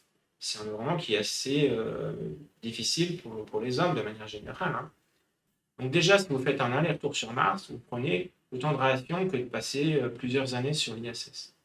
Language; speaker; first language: French; native; French